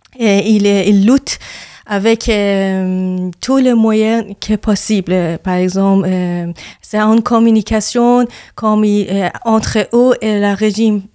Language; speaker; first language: French; non-native, learner; Persian